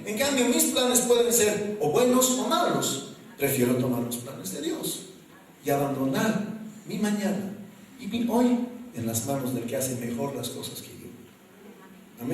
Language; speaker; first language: Spanish; native; Spanish